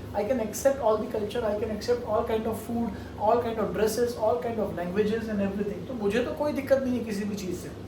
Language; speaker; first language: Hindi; non-native, local second language; Marathi